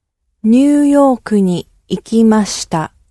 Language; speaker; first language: Japanese; non-native, learner; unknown